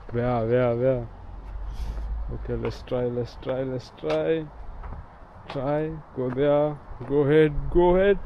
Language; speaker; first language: English; non-native, learner; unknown